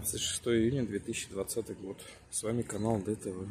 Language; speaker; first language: Russian; native; Russian